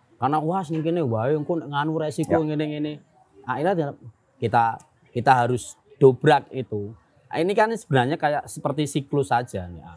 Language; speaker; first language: Indonesian; non-native, local second language; Javanese